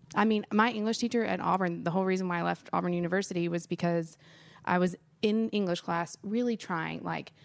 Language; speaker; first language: English; native; English